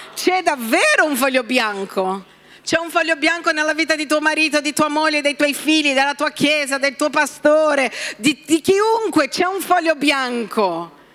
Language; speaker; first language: Italian; non-native, fluent; Portuguese